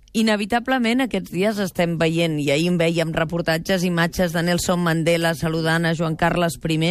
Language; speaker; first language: Catalan; native; Catalan